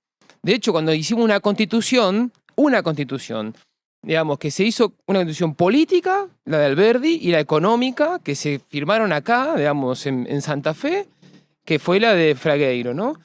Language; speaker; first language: Spanish; native; Spanish